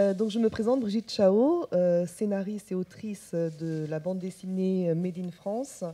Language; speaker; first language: French; non-native, local second language; Chinese